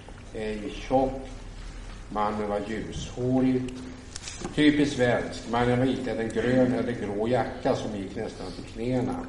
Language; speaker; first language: Swedish; native; Swedish